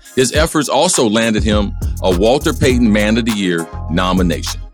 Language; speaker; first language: English; native; English